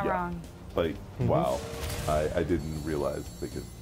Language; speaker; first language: English; native; English